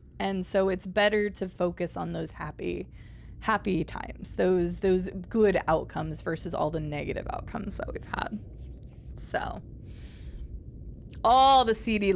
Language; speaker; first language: English; native; English